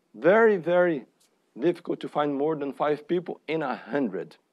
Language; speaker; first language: English; non-native, fluent; Portuguese